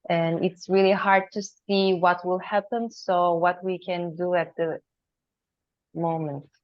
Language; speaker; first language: English; non-native, learner; Turkish